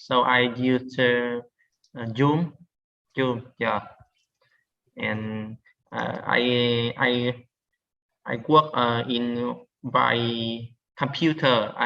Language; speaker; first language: English; non-native, learner; Vietnamese